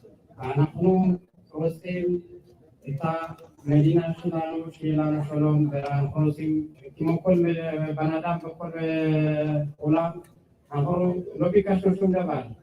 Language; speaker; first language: Hebrew; non-native, fluent; Tigrinya